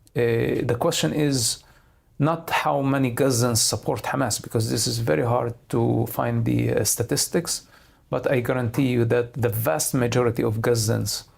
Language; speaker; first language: English; non-native, fluent; Arabic